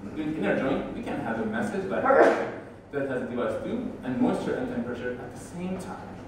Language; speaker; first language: English; non-native, fluent; Persian